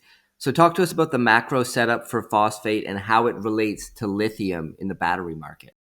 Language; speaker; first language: English; native; English